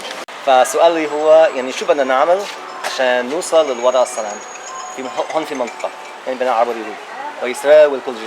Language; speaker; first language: Arabic; non-native, learner; Hebrew